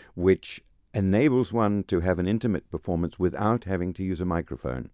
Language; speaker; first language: English; native; English